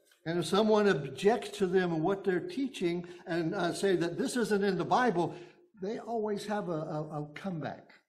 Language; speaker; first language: English; native; English